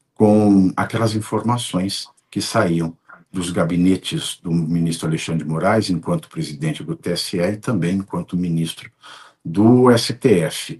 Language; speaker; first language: Portuguese; native; Portuguese